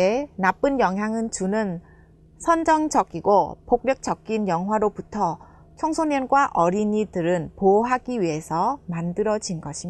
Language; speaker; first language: Korean; non-native, fluent; Vietnamese